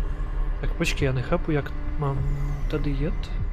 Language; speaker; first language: Czech; non-native, learner; Ukrainian